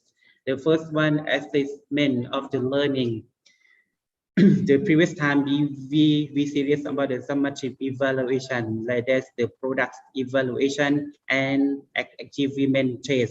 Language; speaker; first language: English; non-native, learner; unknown